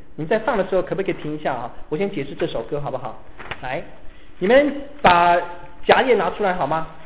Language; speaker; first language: Chinese; native; Chinese